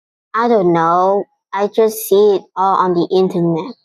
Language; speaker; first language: English; non-native, fluent; Vietnamese